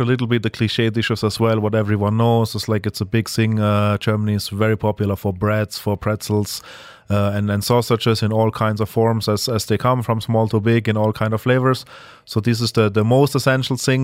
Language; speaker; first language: English; non-native, fluent; German